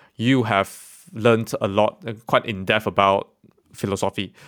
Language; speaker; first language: English; non-native, local second language; Chinese